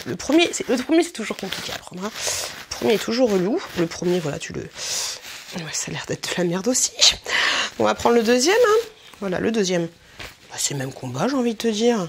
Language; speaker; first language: French; native; French